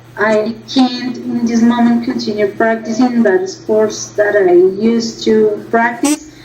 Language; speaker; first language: English; non-native, learner; Spanish